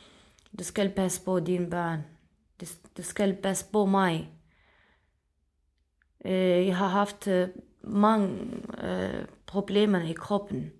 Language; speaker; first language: Danish; non-native, fluent; Arabic